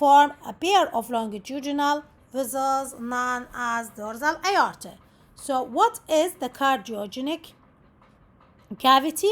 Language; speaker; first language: English; non-native, local second language; Arabic